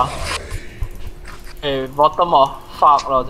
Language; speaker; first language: Chinese; native; Chinese